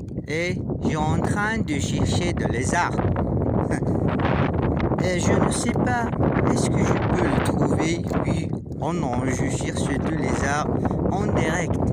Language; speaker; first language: French; non-native, learner; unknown